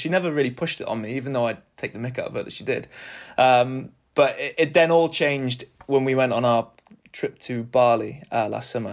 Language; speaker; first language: English; native; English